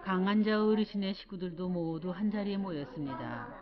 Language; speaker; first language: Korean; native; Korean